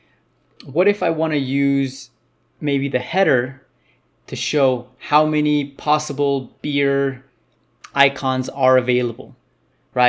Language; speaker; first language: English; native; English